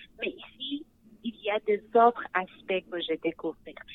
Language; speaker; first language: French; non-native, learner; Persian